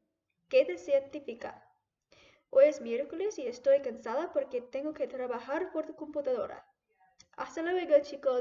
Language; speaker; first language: Spanish; non-native, fluent; English